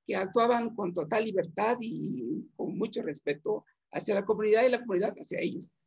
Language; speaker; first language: Spanish; native; Spanish